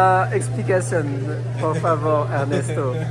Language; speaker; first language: Spanish; non-native, learner; French